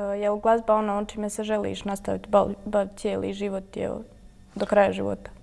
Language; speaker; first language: Croatian; native; Croatian